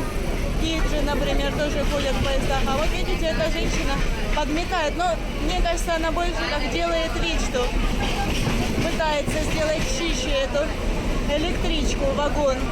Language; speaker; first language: Russian; native; Russian